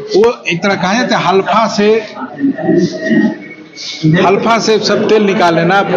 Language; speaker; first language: Hindi; native; Hindi